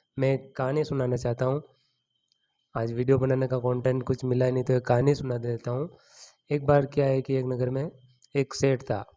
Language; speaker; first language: Hindi; non-native, local second language; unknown